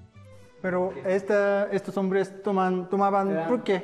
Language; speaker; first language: Spanish; non-native, learner; Korean